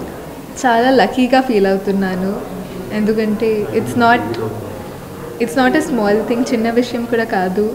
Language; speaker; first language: Telugu; non-native, fluent; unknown